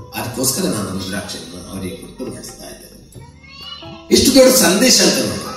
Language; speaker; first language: Kannada; non-native, local second language; Tulu